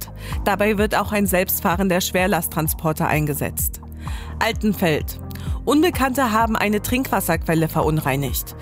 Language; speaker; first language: German; native; German